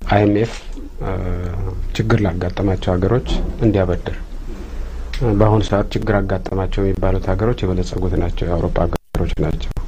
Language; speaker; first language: Amharic; non-native, local second language; Tigrinya